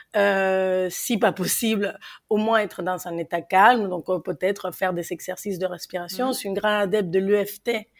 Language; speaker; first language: French; non-native, fluent; Spanish